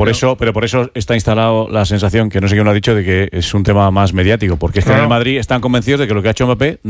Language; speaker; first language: Spanish; native; Spanish